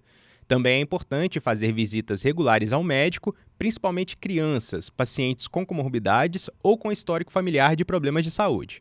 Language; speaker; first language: Portuguese; native; Portuguese